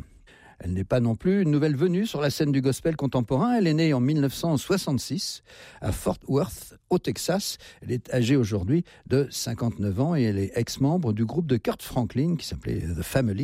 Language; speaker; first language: French; native; French